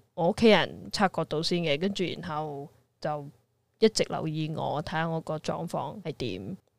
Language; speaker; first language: Cantonese; native; Cantonese